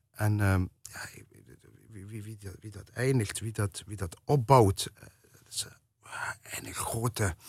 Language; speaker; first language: Dutch; native; Dutch